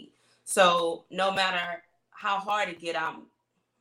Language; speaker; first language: English; native; English